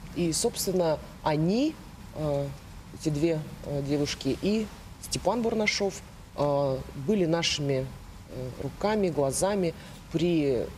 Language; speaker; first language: Russian; native; Russian